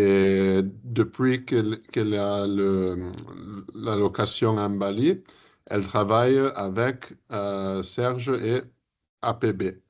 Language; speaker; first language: French; early bilingual, heritage; English